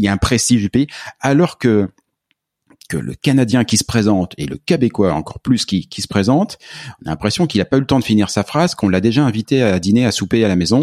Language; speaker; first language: French; native; French